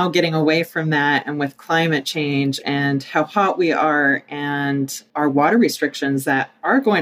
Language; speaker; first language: English; native; English